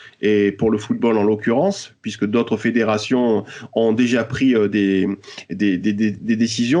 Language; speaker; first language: French; native; French